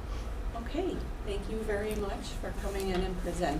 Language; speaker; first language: English; native; English